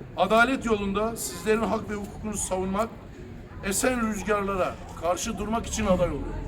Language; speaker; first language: Turkish; early bilingual, heritage; Turkish